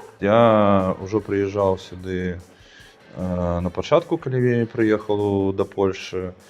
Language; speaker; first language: Belarusian; non-native, local second language; Russian